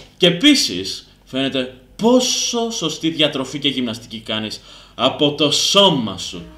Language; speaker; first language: Greek; early bilingual, other home language; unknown